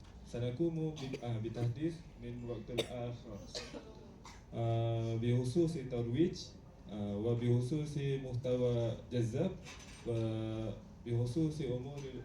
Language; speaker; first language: Arabic; non-native, learner; Malay